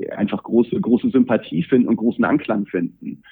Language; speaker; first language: German; native; German